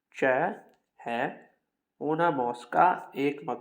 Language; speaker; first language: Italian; non-native, fluent; Urdu